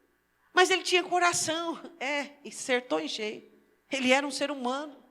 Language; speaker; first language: Portuguese; native; Portuguese